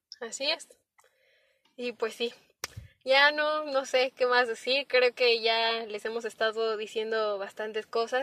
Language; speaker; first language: Spanish; native; Spanish